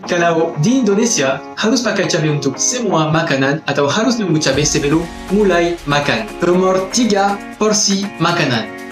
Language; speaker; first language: Indonesian; non-native, fluent; French